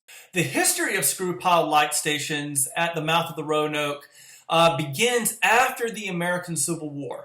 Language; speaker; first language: English; native; English